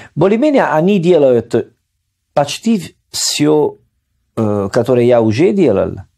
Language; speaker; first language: Russian; non-native, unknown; Italian